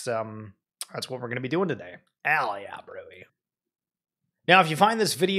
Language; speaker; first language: English; native; English